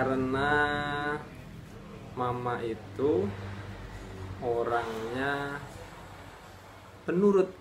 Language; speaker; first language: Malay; non-native, local second language; Javanese